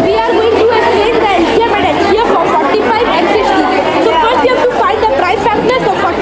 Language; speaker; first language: English; non-native, learner; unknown